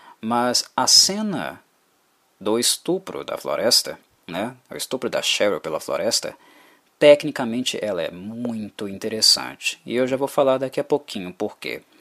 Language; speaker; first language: Portuguese; native; Portuguese